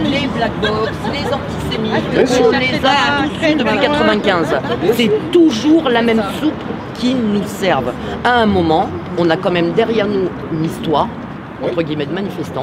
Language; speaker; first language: French; native; French